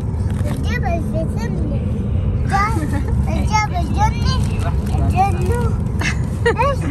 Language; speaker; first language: Arabic; early bilingual, other home language; Urdu